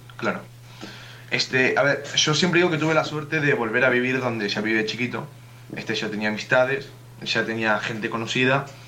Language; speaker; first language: Spanish; native; Spanish